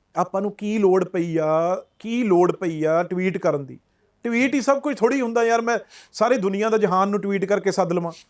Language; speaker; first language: Punjabi; native; Punjabi